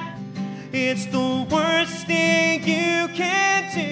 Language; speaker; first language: English; native; English